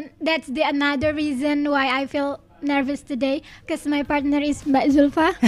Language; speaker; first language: English; non-native, learner; Indonesian